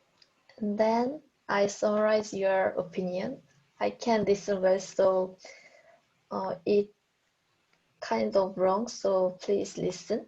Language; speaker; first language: English; non-native, learner; Korean